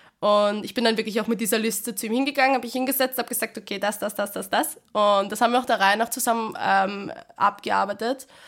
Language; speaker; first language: German; native; German